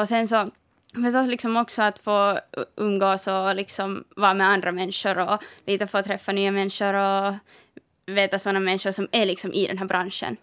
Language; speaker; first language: Swedish; native; Swedish